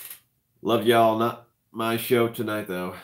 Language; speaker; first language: English; native; English